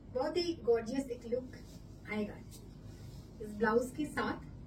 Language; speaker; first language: Hindi; non-native, local second language; Bangla